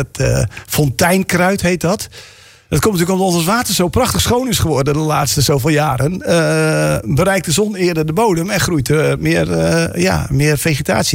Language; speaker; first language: Dutch; native; Dutch